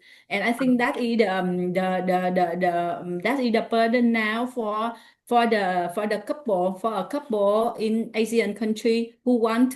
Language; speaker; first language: English; non-native, learner; Vietnamese